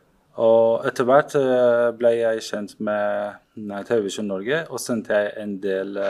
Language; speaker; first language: Norwegian; non-native, fluent; Persian